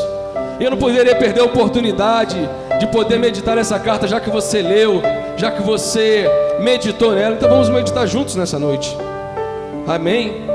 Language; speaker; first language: Portuguese; native; Portuguese